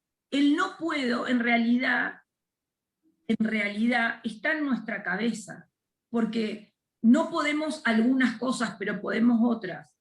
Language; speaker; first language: Spanish; native; Spanish